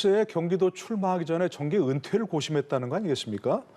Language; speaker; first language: Korean; native; Korean